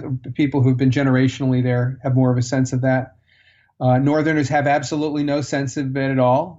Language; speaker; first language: English; native; English